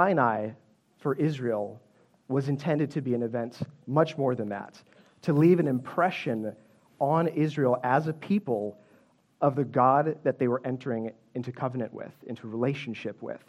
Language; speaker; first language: English; native; English